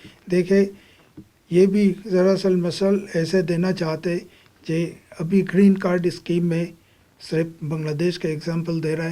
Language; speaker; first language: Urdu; non-native, fluent; Bangla